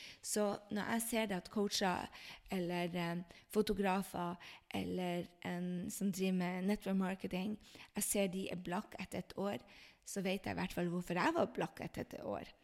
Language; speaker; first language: Norwegian; native; Norwegian